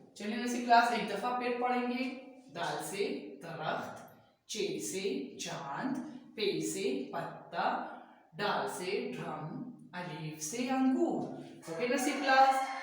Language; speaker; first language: Urdu; native; Urdu